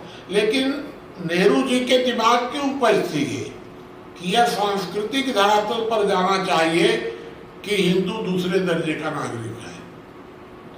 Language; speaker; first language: Hindi; native; Hindi